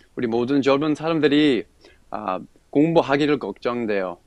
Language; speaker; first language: Korean; non-native, fluent; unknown